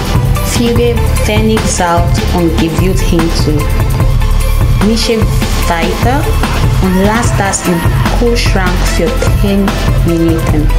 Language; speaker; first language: German; non-native, learner; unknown